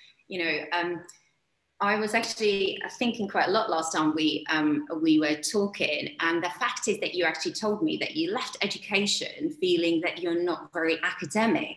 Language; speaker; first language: English; non-native, fluent; Czech